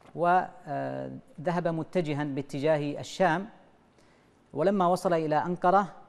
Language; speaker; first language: Arabic; native; Arabic